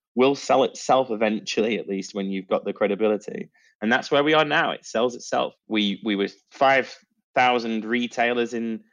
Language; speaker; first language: English; native; English